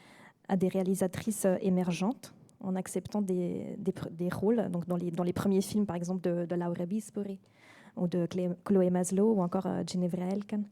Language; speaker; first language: French; native; French